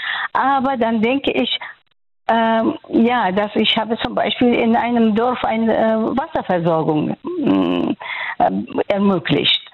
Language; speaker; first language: German; non-native, fluent; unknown